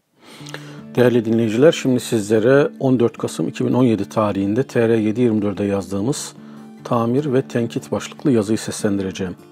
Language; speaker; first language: Turkish; native; Turkish